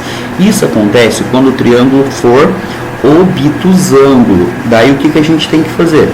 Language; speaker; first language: Portuguese; native; Portuguese